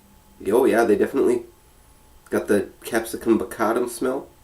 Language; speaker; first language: English; native; English